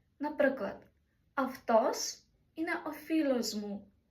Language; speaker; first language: Greek; non-native, fluent; Ukrainian